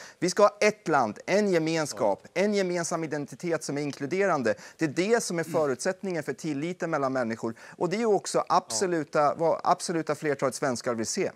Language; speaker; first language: Swedish; early bilingual, other home language; Persian